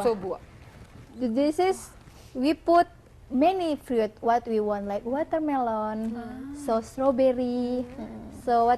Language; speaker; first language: English; non-native, learner; Indonesian